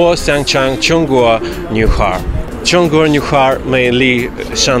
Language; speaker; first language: Chinese; non-native, learner; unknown